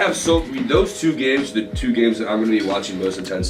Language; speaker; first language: English; native; English